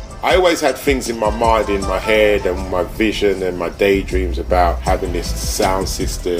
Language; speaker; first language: English; native; English